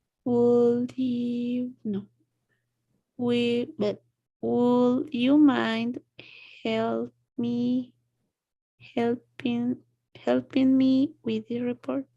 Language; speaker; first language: English; non-native, learner; Spanish